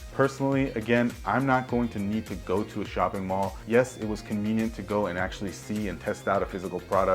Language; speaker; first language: English; native; English